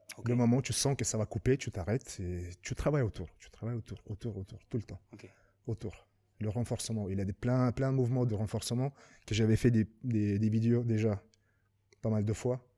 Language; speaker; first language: French; non-native, fluent; Lithuanian